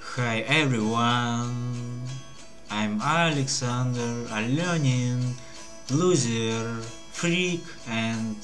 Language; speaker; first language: English; non-native, learner; Russian